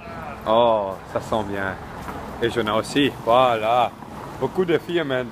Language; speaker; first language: French; non-native, learner; Dutch